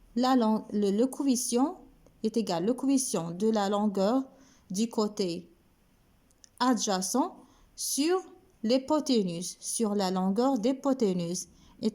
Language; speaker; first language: French; non-native, local second language; Arabic